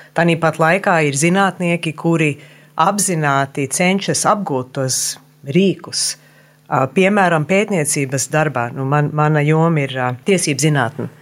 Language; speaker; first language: Latvian; early bilingual, heritage; Latvian